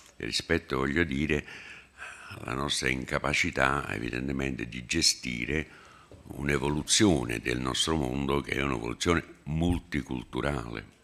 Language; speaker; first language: Italian; native; Italian